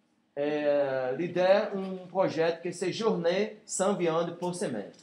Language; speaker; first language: French; non-native, learner; Portuguese